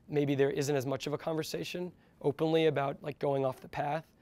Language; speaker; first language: English; native; English